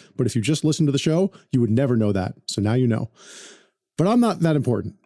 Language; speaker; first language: English; native; English